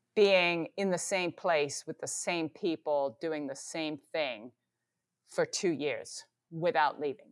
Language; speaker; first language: English; native; English